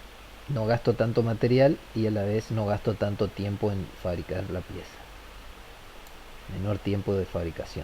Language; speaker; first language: Spanish; native; Spanish